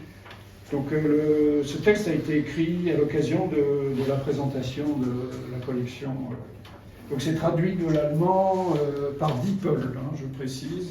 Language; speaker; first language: French; native; French